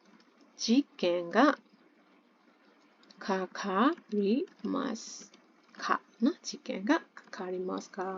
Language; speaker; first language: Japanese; non-native, fluent; Burmese